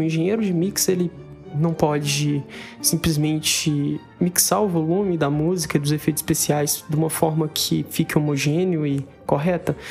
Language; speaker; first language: Portuguese; native; Portuguese